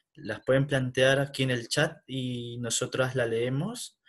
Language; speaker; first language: Spanish; native; Spanish